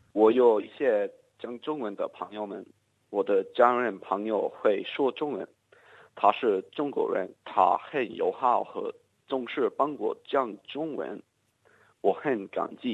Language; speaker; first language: Chinese; non-native, learner; English